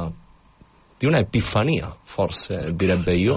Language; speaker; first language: Italian; non-native, fluent; Catalan